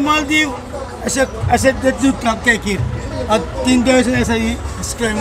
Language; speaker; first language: Dutch; non-native, local second language; Sranan Tongo